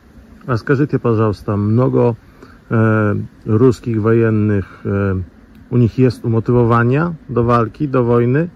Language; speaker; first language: Russian; non-native, learner; Polish